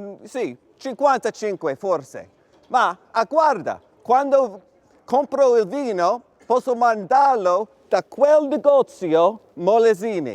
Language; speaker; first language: Italian; non-native, fluent; English